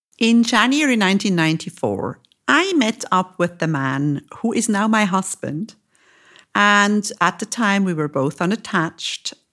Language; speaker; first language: English; non-native, fluent; German